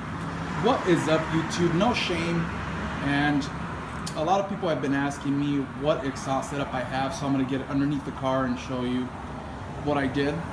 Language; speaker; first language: English; native; English